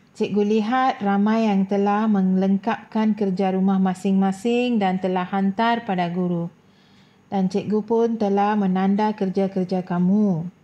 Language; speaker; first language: Malay; non-native, local second language; Tamil